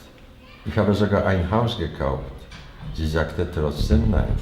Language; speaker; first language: German; non-native, learner; Chinese